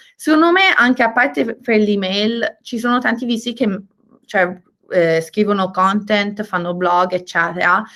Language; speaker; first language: Italian; native; Italian